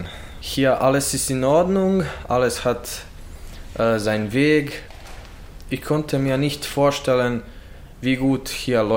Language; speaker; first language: German; non-native, learner; Bosnian